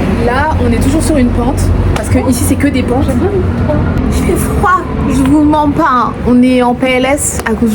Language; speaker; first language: French; native; French